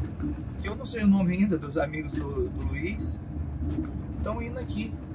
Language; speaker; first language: Portuguese; native; Portuguese